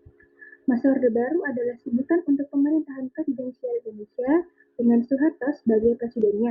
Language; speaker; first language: Indonesian; native; Indonesian